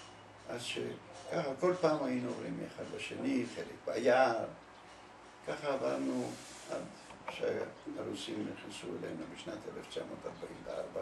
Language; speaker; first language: Hebrew; early bilingual, other home language; Polish